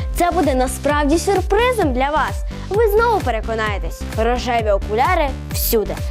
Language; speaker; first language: Ukrainian; native; Ukrainian